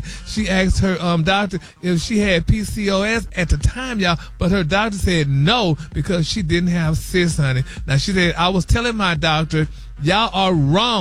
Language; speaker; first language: English; native; English